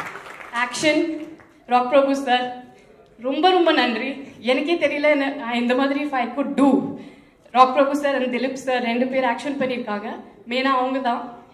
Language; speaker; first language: Tamil; non-native, fluent; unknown